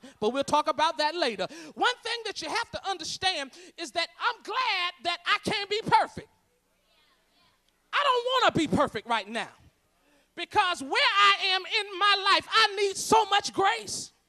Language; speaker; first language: English; native; English